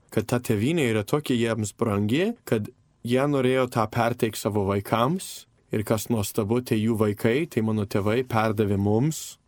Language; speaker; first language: Lithuanian; early bilingual, heritage; Lithuanian